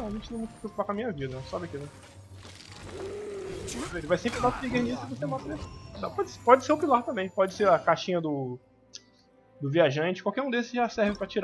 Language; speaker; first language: Portuguese; native; Portuguese